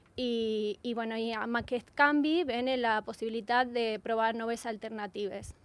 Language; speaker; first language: Catalan; non-native, learner; Spanish